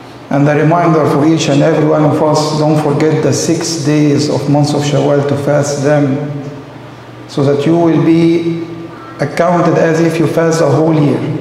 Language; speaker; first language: English; non-native, fluent; Arabic